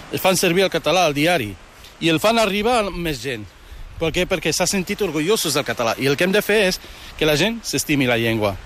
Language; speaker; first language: Catalan; early bilingual, other home language; Arabic